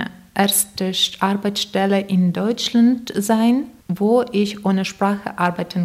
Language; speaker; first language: German; non-native, learner; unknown